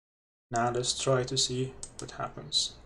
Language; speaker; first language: English; non-native, fluent; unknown